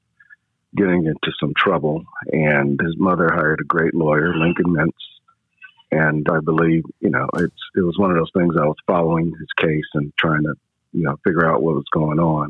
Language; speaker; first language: English; native; English